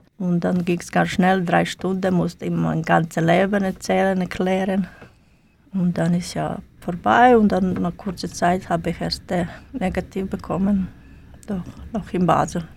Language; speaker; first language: German; non-native, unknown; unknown